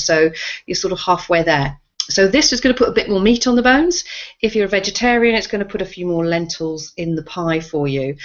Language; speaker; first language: English; native; English